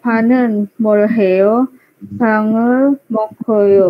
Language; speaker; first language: Korean; non-native, learner; Indonesian